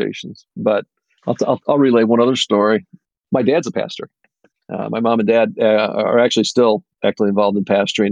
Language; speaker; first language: English; native; English